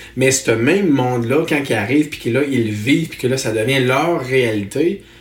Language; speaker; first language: French; native; French